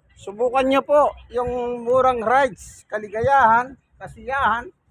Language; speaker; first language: Filipino; native; Filipino